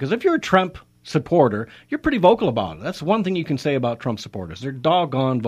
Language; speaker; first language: English; native; English